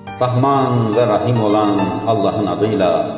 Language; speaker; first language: Turkish; native; Turkish